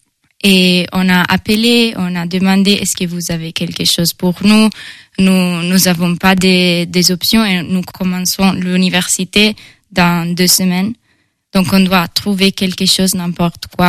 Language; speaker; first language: French; non-native, fluent; Italian